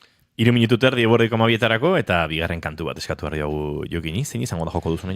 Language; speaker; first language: Basque; native; Basque